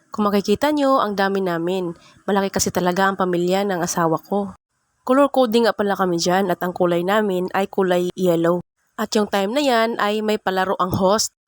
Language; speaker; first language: Filipino; non-native, local second language; Cebuano